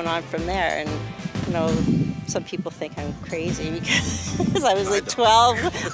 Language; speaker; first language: English; native; English